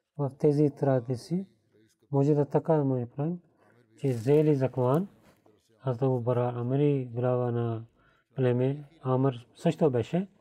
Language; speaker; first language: Bulgarian; non-native, fluent; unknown